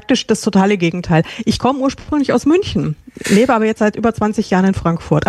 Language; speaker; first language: German; native; German